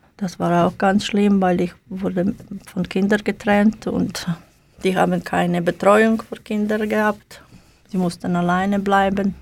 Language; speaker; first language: German; non-native, learner; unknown